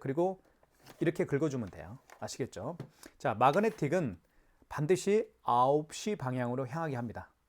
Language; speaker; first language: Korean; native; Korean